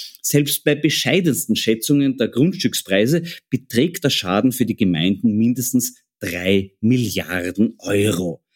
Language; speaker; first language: German; native; German